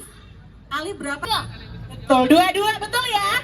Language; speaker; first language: Indonesian; native; Indonesian